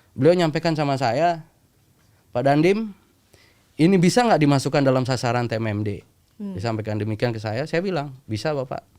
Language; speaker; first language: Indonesian; native; Indonesian